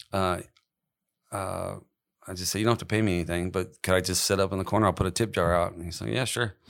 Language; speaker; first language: English; native; English